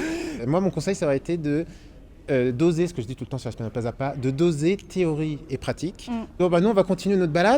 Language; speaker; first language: French; native; French